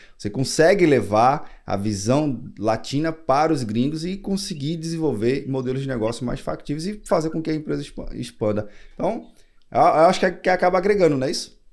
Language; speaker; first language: Portuguese; native; Portuguese